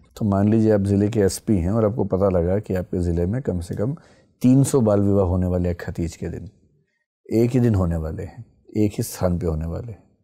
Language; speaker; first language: Hindi; native; Hindi